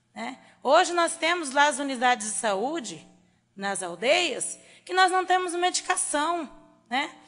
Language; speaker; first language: Portuguese; native; Portuguese